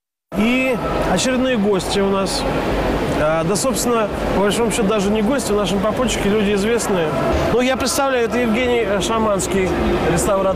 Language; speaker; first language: Russian; native; Russian